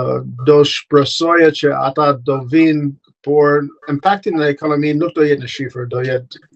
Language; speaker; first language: Albanian; non-native, fluent; English